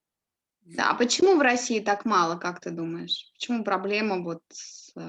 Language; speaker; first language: Russian; native; Russian